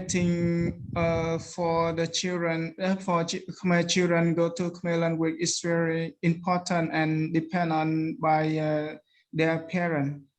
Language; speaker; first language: English; non-native, learner; Khmer